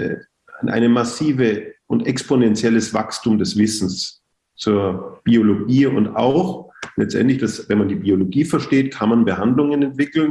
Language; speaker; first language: German; native; German